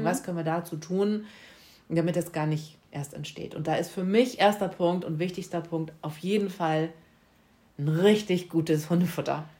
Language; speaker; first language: German; native; German